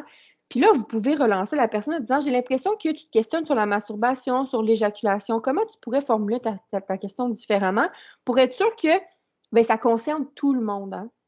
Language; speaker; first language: French; native; French